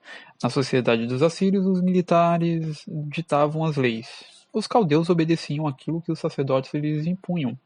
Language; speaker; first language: Portuguese; native; Portuguese